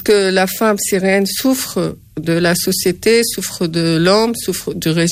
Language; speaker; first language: French; non-native, fluent; Arabic